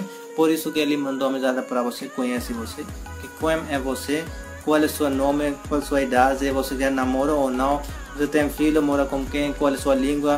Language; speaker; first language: Portuguese; non-native, learner; Hindi